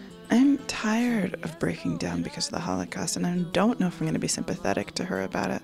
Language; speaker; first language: English; native; English